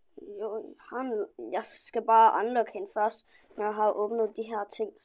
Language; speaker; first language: Danish; early bilingual, other home language; Polish